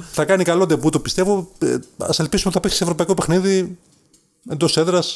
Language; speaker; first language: Greek; native; Greek